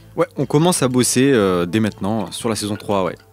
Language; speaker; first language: French; native; French